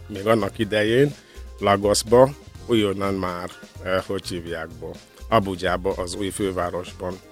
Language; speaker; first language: Hungarian; non-native, fluent; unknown